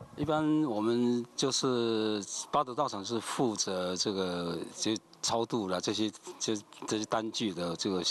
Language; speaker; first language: Chinese; native; Chinese